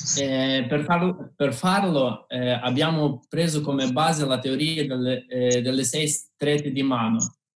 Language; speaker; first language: Italian; non-native, fluent; Russian